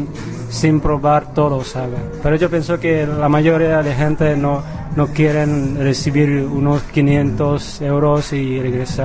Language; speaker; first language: Spanish; non-native, fluent; Vietnamese